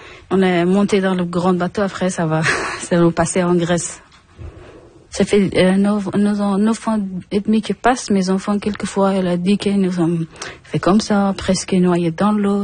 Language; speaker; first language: French; non-native, learner; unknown